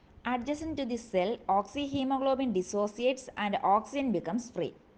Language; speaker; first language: English; non-native, local second language; Malayalam